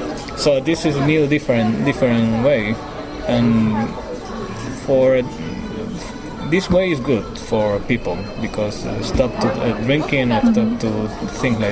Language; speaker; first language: English; non-native, learner; Spanish